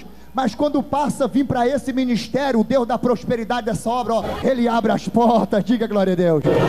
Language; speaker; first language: Portuguese; native; Portuguese